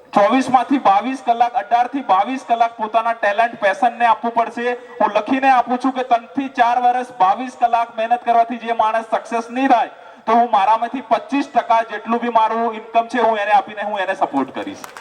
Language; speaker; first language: Gujarati; non-native, local second language; Rathawi